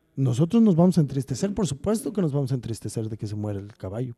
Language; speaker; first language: Spanish; native; Spanish